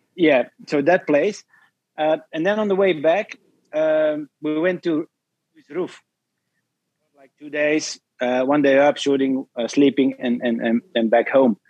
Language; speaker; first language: English; non-native, fluent; Dutch